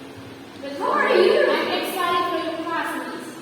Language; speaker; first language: English; non-native, learner; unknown